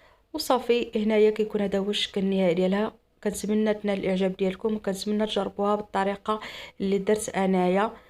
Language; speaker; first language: Arabic; native; Arabic